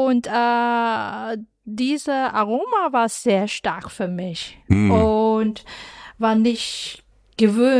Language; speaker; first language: German; non-native, fluent; Chinese